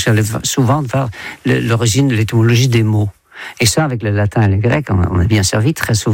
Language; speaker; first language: French; non-native, fluent; Dutch